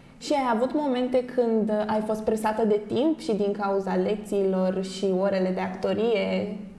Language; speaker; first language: Romanian; native; Romanian